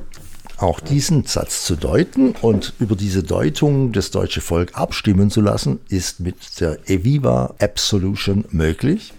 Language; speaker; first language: German; native; German